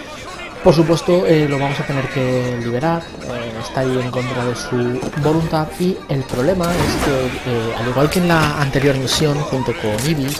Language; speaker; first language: Spanish; native; Spanish